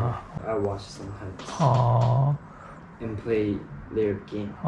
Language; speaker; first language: English; non-native, learner; Chinese